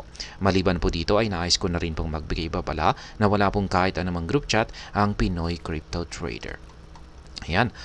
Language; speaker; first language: Filipino; native; Filipino